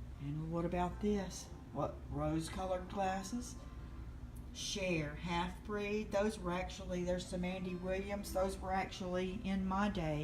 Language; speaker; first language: English; native; English